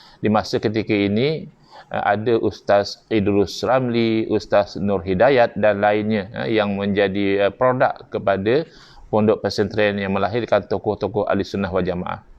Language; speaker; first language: Malay; native; Malay